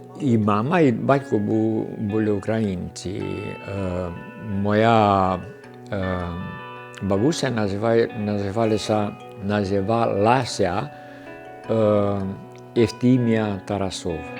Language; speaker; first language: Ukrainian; early bilingual, heritage; Ukrainian